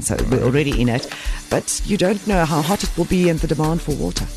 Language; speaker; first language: English; non-native, local second language; Afrikaans